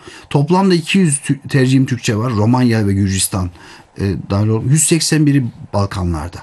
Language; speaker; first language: Turkish; native; Turkish